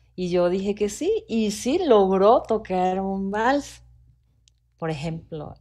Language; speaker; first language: Spanish; non-native, fluent; Japanese